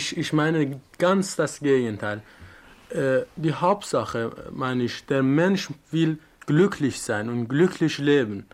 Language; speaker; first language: German; non-native, learner; Persian